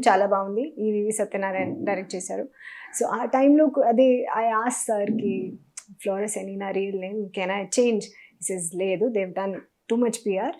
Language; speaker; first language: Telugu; non-native, learner; Hindi